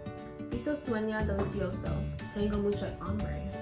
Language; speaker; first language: Spanish; non-native, learner; English